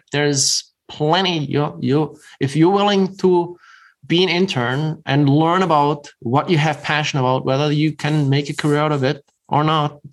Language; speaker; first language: English; non-native, fluent; German